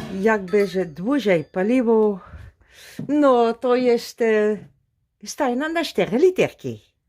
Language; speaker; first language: Polish; non-native, learner; Dutch